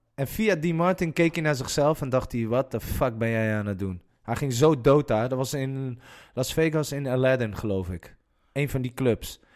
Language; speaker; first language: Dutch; early bilingual, other home language; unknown